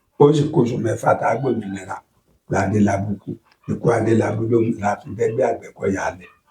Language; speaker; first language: Yoruba; native; Yoruba